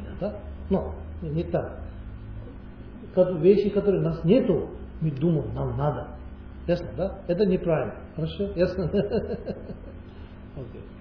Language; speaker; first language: Russian; non-native, learner; Tibetan